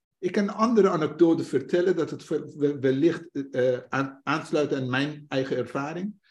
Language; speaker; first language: Dutch; non-native, fluent; Persian